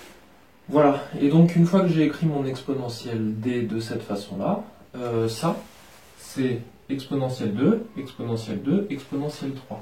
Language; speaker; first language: French; native; French